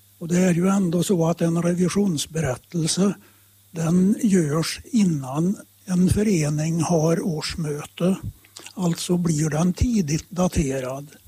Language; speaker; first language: Swedish; native; Swedish